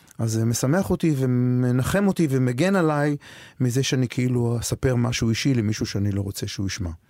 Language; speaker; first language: Hebrew; native; Hebrew